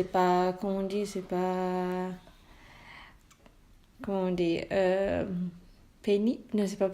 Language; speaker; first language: French; non-native, learner; Malay